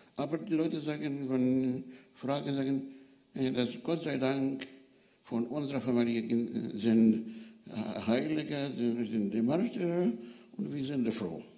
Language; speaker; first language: German; non-native, learner; Arabic